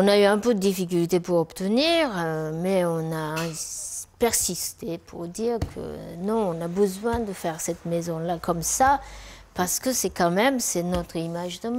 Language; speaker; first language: French; non-native, fluent; Japanese